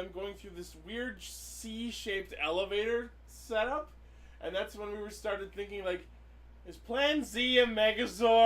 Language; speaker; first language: English; native; English